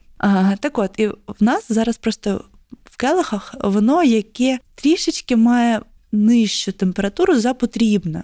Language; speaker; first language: Ukrainian; native; Ukrainian